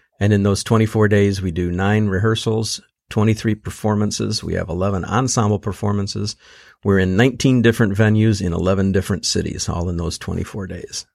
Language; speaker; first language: English; native; English